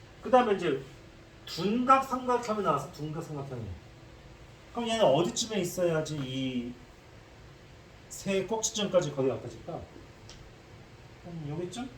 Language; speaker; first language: Korean; native; Korean